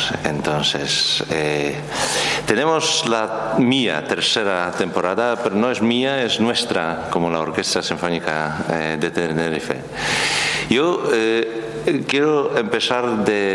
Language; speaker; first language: Spanish; non-native, learner; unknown